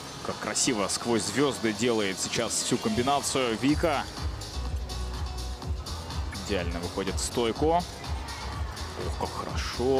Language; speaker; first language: Russian; native; Russian